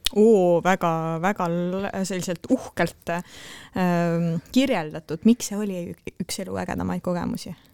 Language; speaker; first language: Estonian; native; Estonian